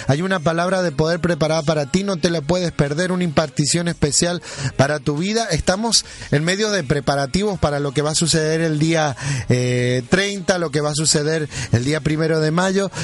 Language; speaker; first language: Spanish; native; Spanish